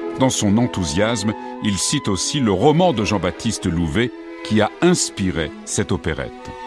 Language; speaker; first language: French; native; French